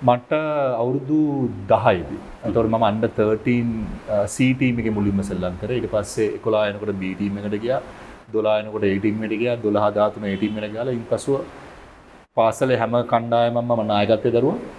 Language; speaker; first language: Sinhala; non-native, local second language; Tamil